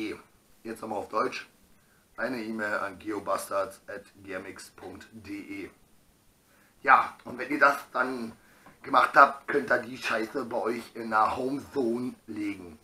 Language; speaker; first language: German; native; German